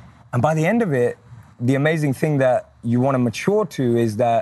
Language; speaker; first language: English; native; English